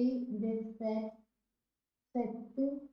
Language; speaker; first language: French; non-native, learner; Hindi